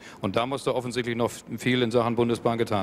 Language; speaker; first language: German; native; German